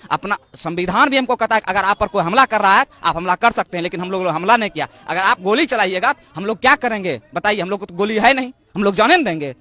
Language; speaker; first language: Hindi; native; Hindi